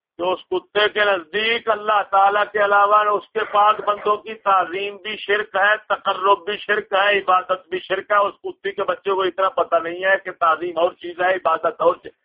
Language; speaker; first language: Urdu; non-native, local second language; Punjabi